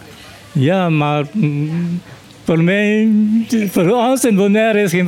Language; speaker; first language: Dutch; non-native, learner; Papiamento